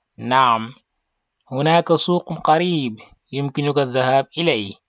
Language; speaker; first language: Arabic; non-native, fluent; Wolof